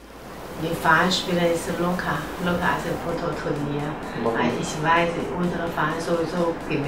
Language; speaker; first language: German; non-native, learner; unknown